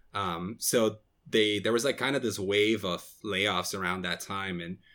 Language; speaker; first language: English; non-native, fluent; Portuguese